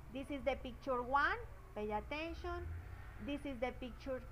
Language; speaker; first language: English; non-native, learner; Spanish